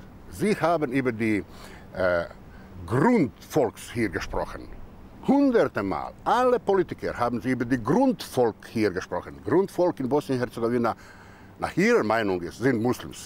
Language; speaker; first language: German; non-native, fluent; Croatian